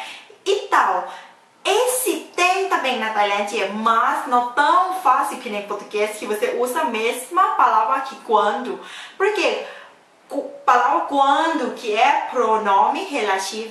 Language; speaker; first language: Portuguese; non-native, fluent; Thai